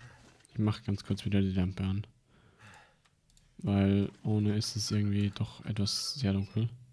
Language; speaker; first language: German; native; German